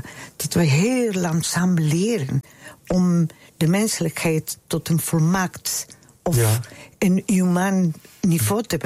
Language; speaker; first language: Dutch; non-native, fluent; Spanish